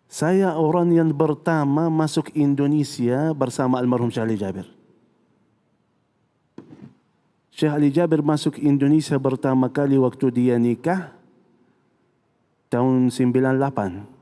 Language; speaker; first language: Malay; non-native, fluent; Arabic